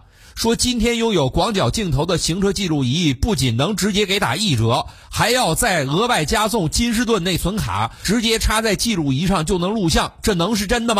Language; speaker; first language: Chinese; native; Chinese